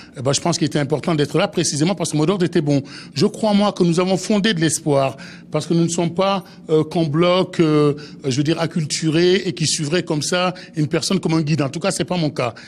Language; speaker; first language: French; native; French